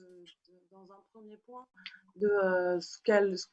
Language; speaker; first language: French; native; French